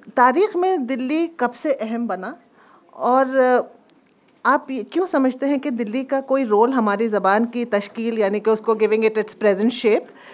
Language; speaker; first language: Hindi; native; Hindi